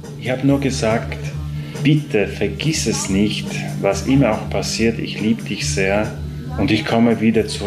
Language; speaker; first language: German; non-native, fluent; Polish